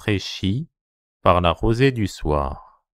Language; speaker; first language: French; non-native, fluent; Japanese